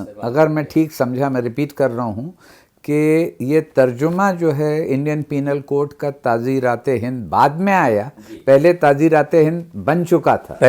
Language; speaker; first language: Urdu; native; Urdu